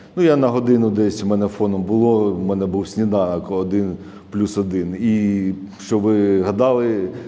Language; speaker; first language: Ukrainian; native; Ukrainian